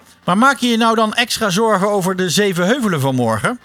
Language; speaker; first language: Dutch; native; Dutch